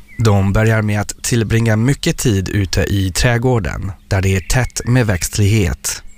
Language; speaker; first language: Swedish; non-native, fluent; French